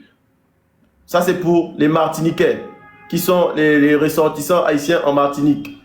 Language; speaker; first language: French; native; French